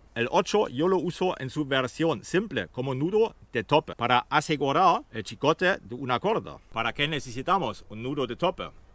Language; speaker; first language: Spanish; non-native, fluent; German